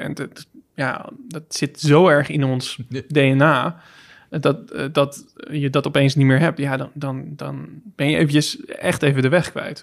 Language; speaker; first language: Dutch; native; Dutch